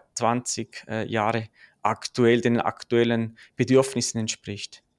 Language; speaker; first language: German; native; German